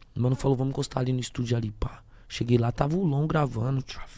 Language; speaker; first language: Portuguese; native; Portuguese